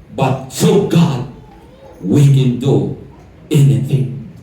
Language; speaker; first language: English; non-native, local second language; Filipino